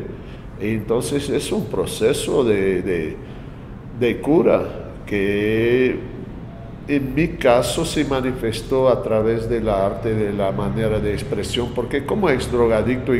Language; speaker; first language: Spanish; non-native, fluent; English